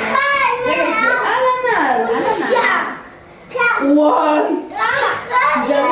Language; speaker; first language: Hebrew; native; Hebrew